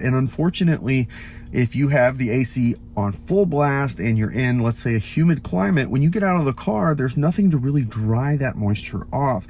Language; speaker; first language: English; native; English